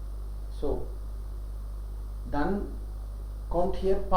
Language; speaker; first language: German; non-native, fluent; Hindi